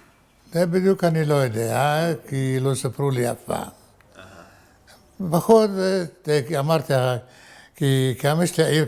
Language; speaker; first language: Hebrew; non-native, fluent; Arabic